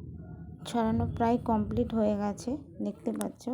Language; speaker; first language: Bangla; native; Bangla